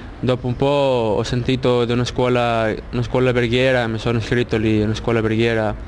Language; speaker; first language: Italian; non-native, learner; Spanish